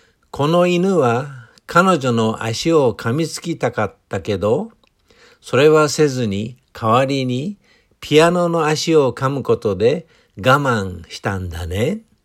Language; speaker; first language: Japanese; native; Japanese